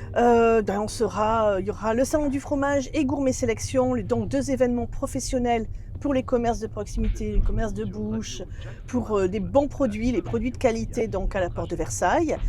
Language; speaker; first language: French; native; French